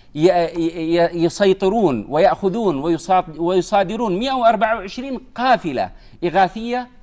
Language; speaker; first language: Arabic; native; Arabic